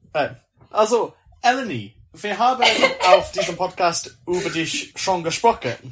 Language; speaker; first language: German; non-native, learner; English